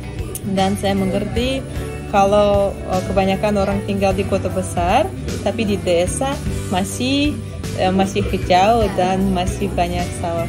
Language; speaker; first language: Indonesian; non-native, fluent; Russian